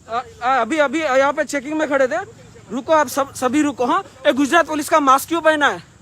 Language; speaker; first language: Hindi; non-native, local second language; Gujarati